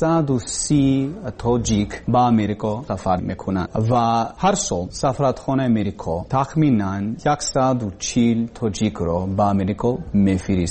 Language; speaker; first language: Persian; non-native, learner; English